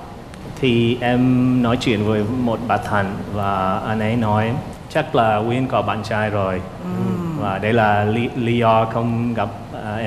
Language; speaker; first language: Vietnamese; non-native, fluent; English